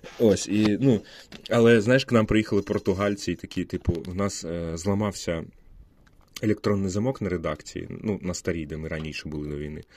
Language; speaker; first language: Ukrainian; non-native, local second language; Russian